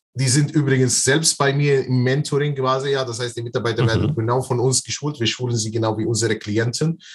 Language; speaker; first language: German; non-native, fluent; Arabic